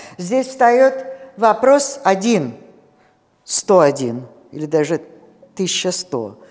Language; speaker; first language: Russian; native; Russian